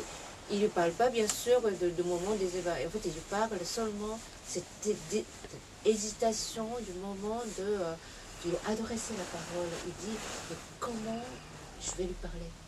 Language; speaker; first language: French; non-native, fluent; Japanese